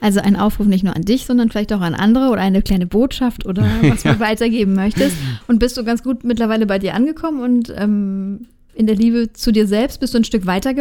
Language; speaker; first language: German; native; German